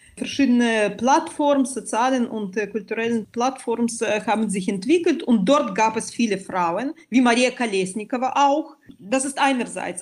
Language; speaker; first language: German; non-native, fluent; Belarusian